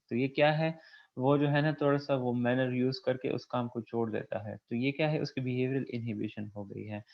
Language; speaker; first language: Urdu; non-native, local second language; Pashto